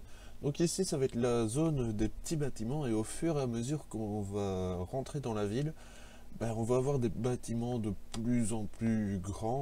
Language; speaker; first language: French; native; French